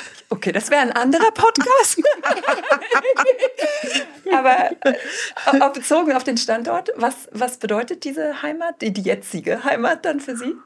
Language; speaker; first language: German; native; German